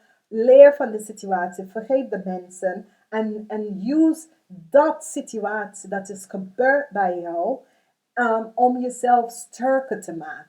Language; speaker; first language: Dutch; non-native, fluent; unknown